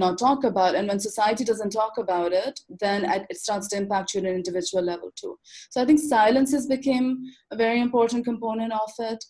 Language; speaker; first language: English; non-native, local second language; Urdu